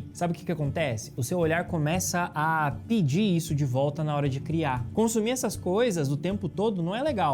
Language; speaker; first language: Portuguese; native; Portuguese